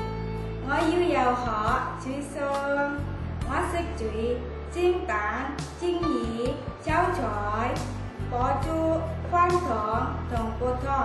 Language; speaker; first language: Cantonese; non-native, learner; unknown